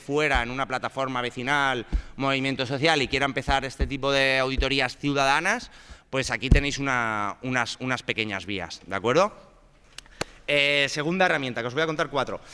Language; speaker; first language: Spanish; native; Spanish